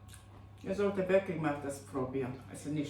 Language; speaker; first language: German; non-native, fluent; Korean